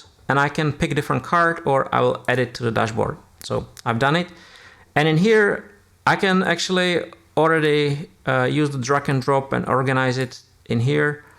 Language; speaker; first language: English; non-native, fluent; Czech